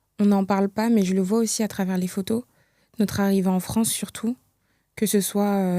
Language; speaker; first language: French; early bilingual, other home language; Kinyarwanda